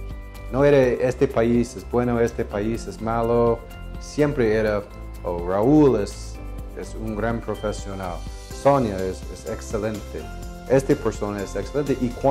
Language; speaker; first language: Spanish; non-native, fluent; English